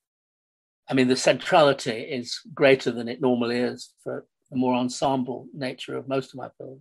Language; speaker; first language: English; native; English